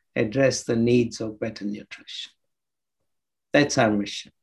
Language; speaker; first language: English; non-native, local second language; Telugu